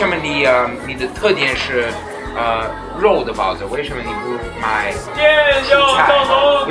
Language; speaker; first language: Chinese; non-native, learner; English